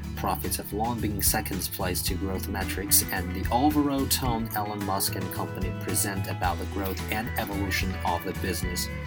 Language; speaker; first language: English; non-native, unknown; Chinese